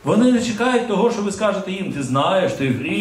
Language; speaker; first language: Ukrainian; native; Ukrainian